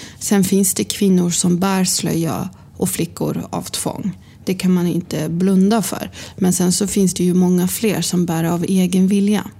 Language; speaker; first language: Swedish; early bilingual, other home language; Arabic